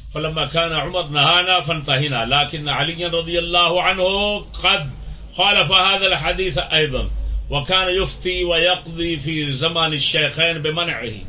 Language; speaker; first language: Arabic; non-native, fluent; Urdu